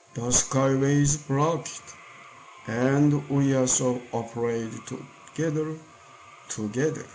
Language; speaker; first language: English; non-native, learner; Korean